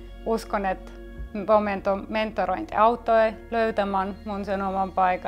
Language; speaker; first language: Finnish; non-native, local second language; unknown